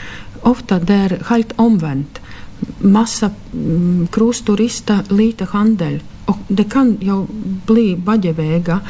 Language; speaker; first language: Norwegian; non-native, fluent; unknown